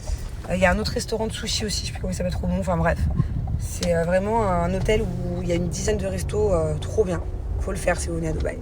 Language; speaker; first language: French; native; French